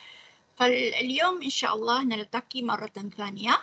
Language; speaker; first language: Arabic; non-native, fluent; Malay